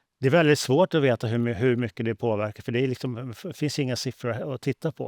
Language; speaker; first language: Swedish; native; Swedish